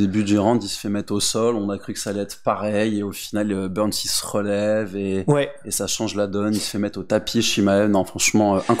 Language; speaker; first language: French; native; French